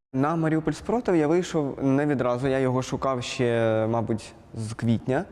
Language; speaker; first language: Ukrainian; native; Ukrainian